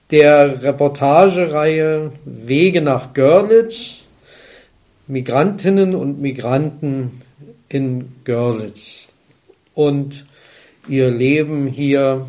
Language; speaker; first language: German; native; German